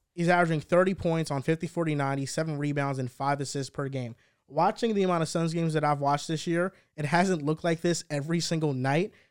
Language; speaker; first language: English; early bilingual, heritage; Spanish